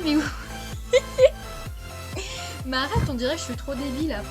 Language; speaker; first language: French; native; French